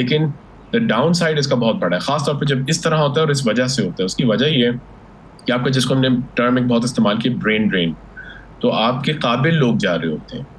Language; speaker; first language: Urdu; early bilingual, heritage; Urdu